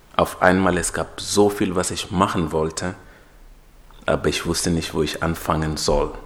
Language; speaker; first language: German; non-native, fluent; Swahili